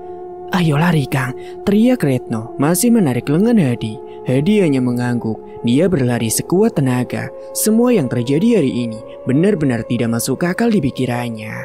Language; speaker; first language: Indonesian; native; Indonesian